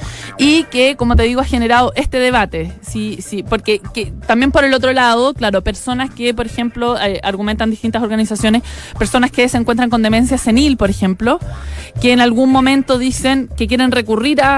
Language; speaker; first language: Spanish; native; Spanish